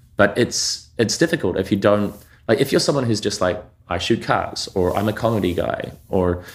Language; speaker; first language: English; native; English